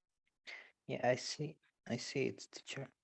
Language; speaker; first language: English; non-native, learner; Spanish